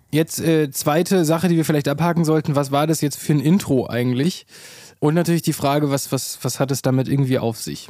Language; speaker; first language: German; native; German